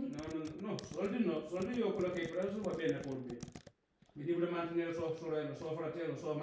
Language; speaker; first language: Italian; non-native, learner; Punjabi